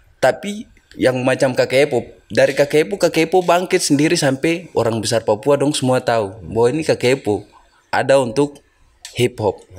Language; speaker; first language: Indonesian; native; Indonesian